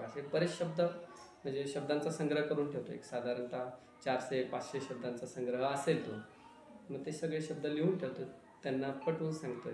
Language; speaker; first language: Marathi; non-native, local second language; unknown